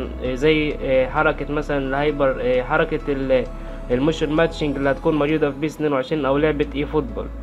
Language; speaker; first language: Arabic; native; Arabic